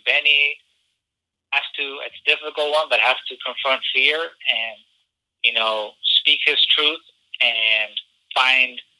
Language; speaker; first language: English; early bilingual, other home language; Spanish